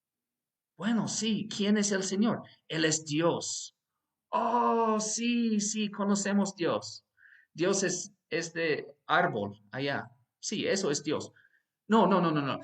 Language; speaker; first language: Spanish; non-native, fluent; English